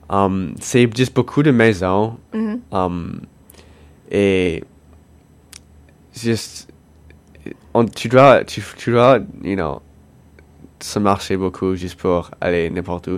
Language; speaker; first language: French; non-native, local second language; English